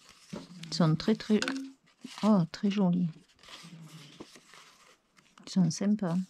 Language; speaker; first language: French; native; French